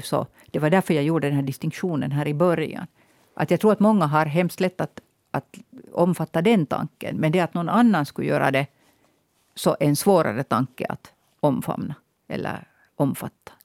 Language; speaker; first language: Swedish; native; Swedish